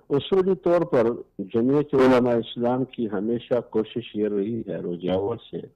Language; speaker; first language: Urdu; non-native, local second language; Pashto